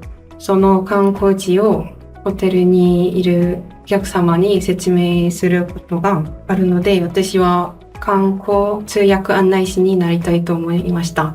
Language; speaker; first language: Japanese; non-native, fluent; Korean